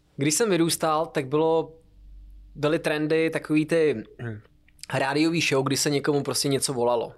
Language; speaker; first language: Czech; native; Czech